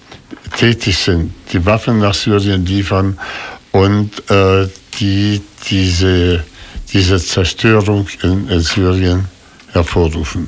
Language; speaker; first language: German; non-native, fluent; Arabic